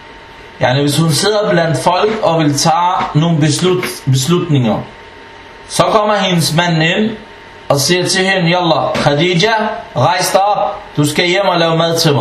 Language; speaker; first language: Danish; non-native, fluent; Arabic